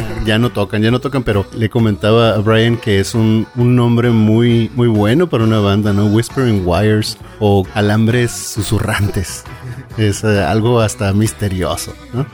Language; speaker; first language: Spanish; native; Spanish